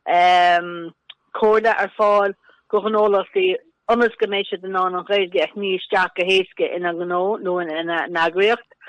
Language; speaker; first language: Irish; native; Irish